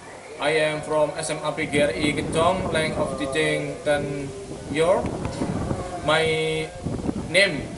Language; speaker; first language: English; non-native, learner; Indonesian